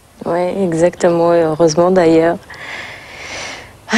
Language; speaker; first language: French; non-native, fluent; Russian